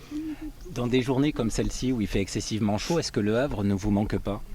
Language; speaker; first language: French; native; French